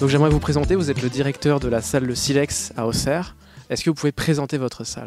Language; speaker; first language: French; native; French